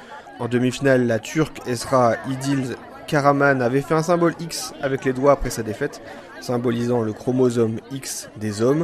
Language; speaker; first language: French; native; French